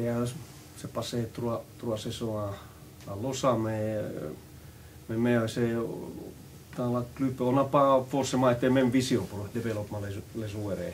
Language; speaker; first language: French; non-native, learner; Finnish